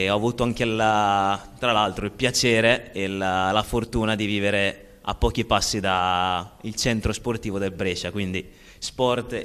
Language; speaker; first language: Italian; early bilingual, other home language; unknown